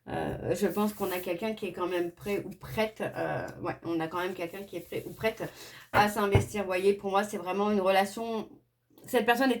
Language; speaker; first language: French; native; French